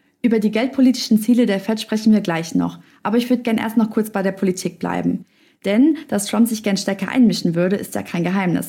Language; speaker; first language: German; native; German